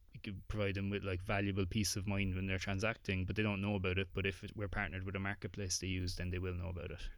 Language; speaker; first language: English; native; English